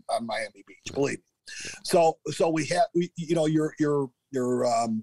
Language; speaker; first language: English; native; English